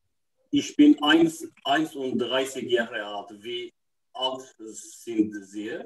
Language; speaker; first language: German; non-native, learner; Turkish